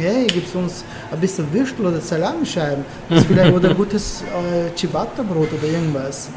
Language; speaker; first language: German; non-native, learner; Turkish